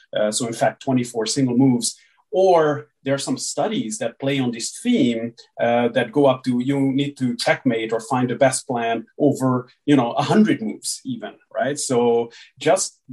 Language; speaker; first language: English; early bilingual, other home language; Hungarian